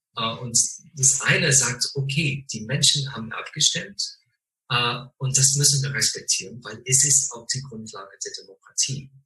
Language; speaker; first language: German; non-native, fluent; English